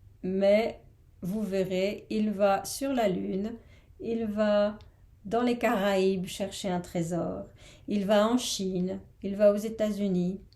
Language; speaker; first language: French; non-native, fluent; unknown